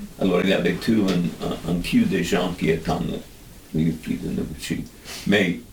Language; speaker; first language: French; non-native, learner; English